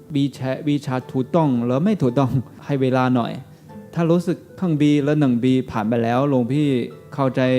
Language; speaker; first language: Thai; non-native, learner; Chinese